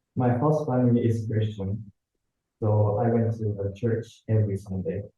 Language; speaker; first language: English; non-native, learner; Japanese